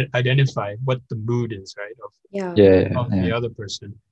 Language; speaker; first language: English; non-native, fluent; Burmese